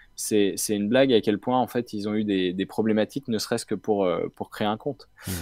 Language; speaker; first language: French; native; French